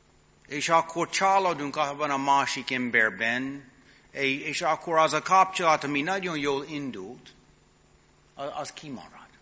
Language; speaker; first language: Hungarian; non-native, fluent; English